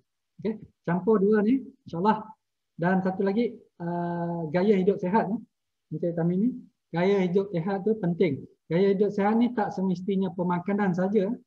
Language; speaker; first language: Malay; native; Malay